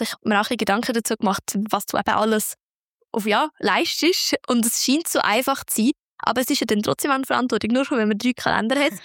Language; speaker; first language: German; native; German